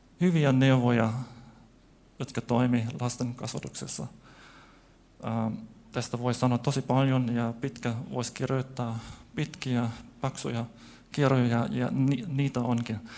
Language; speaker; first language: Finnish; non-native, fluent; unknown